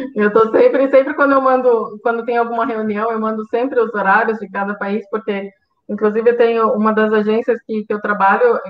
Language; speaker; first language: Portuguese; native; Portuguese